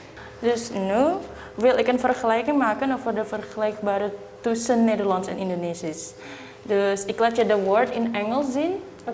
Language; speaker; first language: Dutch; non-native, learner; Indonesian